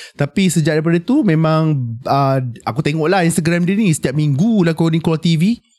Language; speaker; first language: Malay; native; Malay